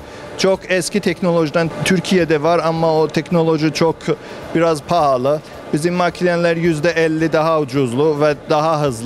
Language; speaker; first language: Turkish; non-native, learner; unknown